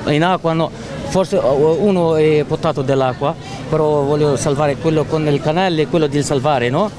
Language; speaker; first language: Italian; non-native, learner; Greek